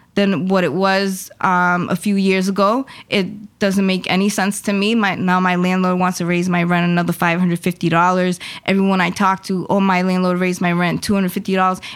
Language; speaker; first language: English; early bilingual, other home language; Spanish